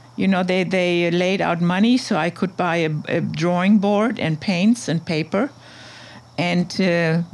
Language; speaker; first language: English; non-native, fluent; German